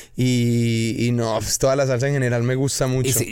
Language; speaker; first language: Spanish; native; Spanish